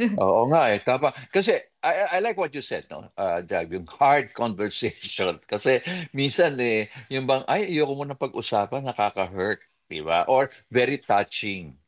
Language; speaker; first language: Filipino; native; Filipino